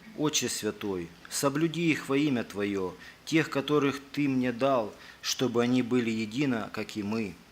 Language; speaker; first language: Russian; native; Russian